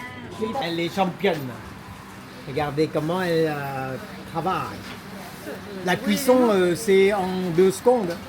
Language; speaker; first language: French; non-native, fluent; Thai